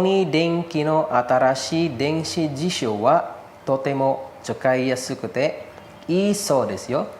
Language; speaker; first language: Japanese; non-native, fluent; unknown